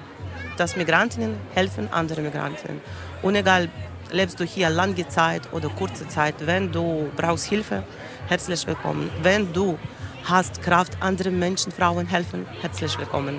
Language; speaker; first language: German; non-native, learner; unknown